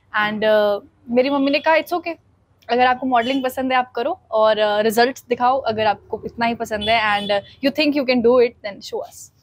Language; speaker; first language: Hindi; native; Hindi